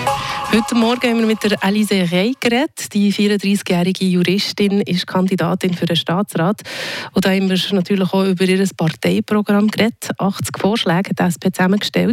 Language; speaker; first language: German; native; German